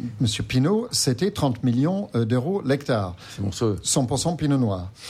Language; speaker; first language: French; non-native, fluent; English